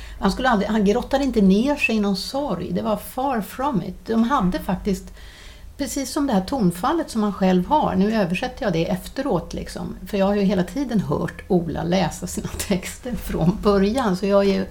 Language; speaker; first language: Swedish; native; Swedish